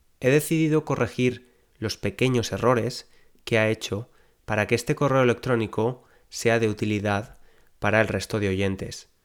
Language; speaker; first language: Spanish; native; Spanish